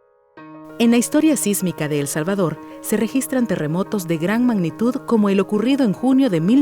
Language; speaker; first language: Spanish; native; Spanish